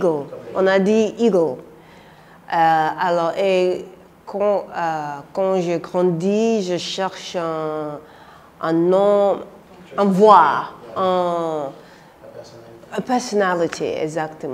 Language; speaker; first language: French; non-native, learner; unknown